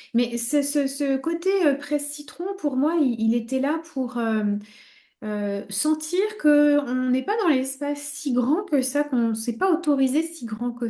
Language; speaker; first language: French; native; French